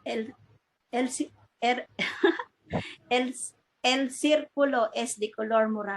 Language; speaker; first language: Spanish; non-native, learner; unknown